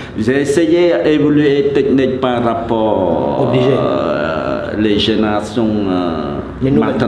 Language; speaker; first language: French; non-native, fluent; Khmer